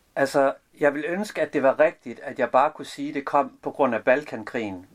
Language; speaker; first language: Danish; early bilingual, other home language; Serbian